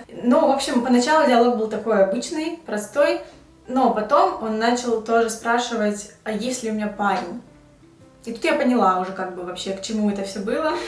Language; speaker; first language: Russian; native; Russian